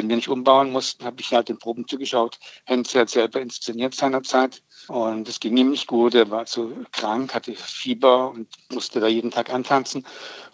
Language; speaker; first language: German; native; German